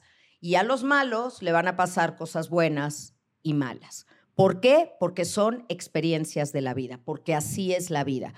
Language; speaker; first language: Spanish; native; Spanish